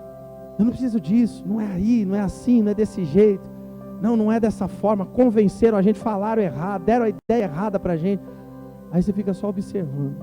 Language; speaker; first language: Portuguese; native; Portuguese